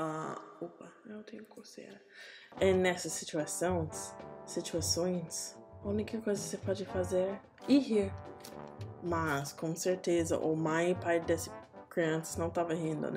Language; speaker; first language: Portuguese; non-native, learner; English